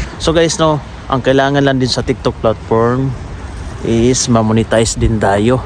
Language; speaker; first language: Filipino; non-native, local second language; Cebuano